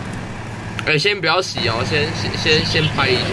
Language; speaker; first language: Chinese; native; Chinese